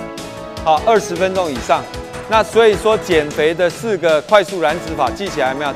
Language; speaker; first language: Chinese; native; Chinese